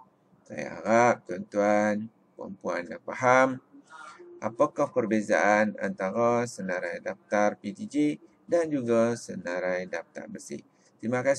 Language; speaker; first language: Malay; native; Malay